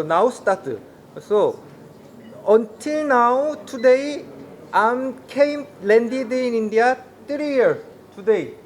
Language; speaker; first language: English; non-native, learner; Korean